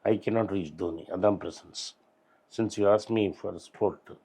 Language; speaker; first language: English; non-native, local second language; Tamil